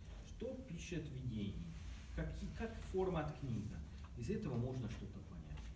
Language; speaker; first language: Russian; non-native, learner; Hungarian